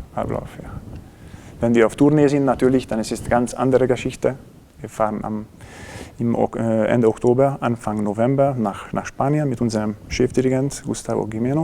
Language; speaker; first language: German; non-native, fluent; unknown